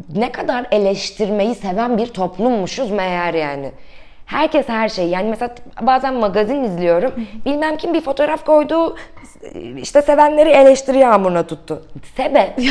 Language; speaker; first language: Turkish; native; Turkish